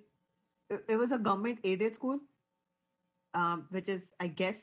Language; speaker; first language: English; non-native, local second language; Hindi